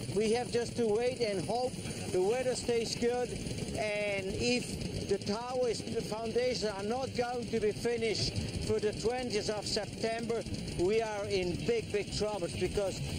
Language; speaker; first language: English; non-native, fluent; German